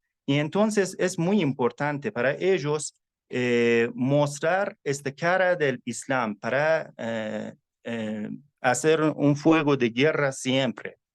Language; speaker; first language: Spanish; non-native, fluent; Persian